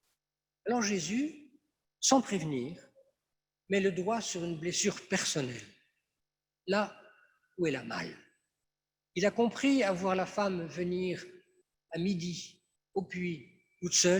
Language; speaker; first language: French; native; French